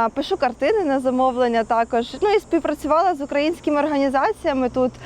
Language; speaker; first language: Ukrainian; native; Ukrainian